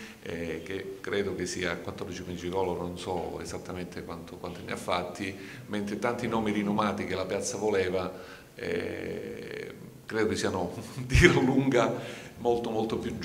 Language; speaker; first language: Italian; native; Italian